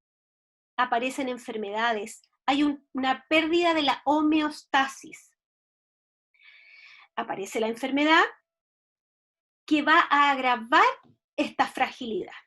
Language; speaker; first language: Spanish; native; Spanish